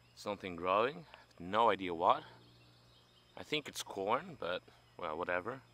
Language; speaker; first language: English; non-native, fluent; Dutch